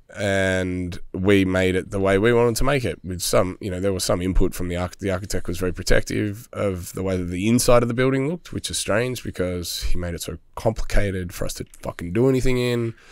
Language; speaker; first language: English; native; English